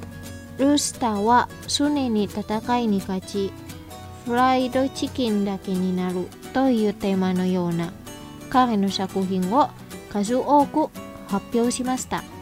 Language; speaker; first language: Japanese; non-native, fluent; Indonesian